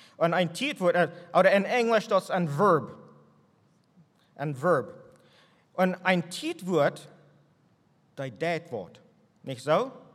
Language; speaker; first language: Dutch; non-native, learner; English